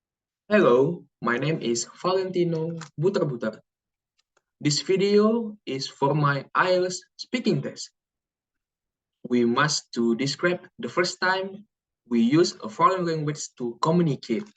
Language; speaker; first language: English; non-native, learner; Indonesian